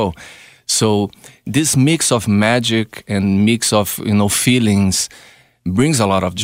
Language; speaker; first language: English; non-native, fluent; Portuguese